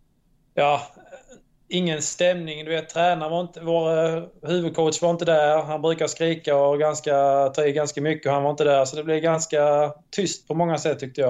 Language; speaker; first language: Swedish; native; Swedish